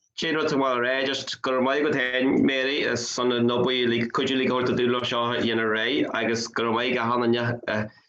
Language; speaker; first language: Irish; native; Irish